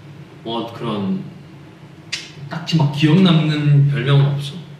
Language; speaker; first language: Korean; native; Korean